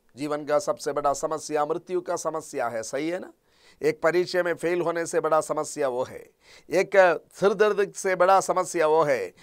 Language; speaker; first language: Hindi; non-native, local second language; Malayalam